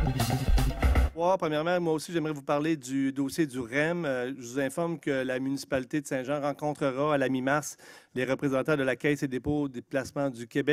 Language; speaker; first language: French; native; French